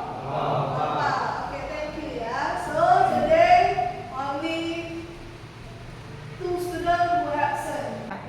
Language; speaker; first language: English; non-native, fluent; Indonesian